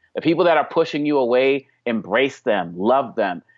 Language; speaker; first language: English; native; English